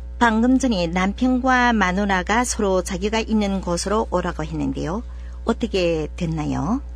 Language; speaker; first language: Korean; native; Korean